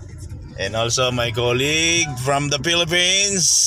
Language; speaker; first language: English; non-native, local second language; Filipino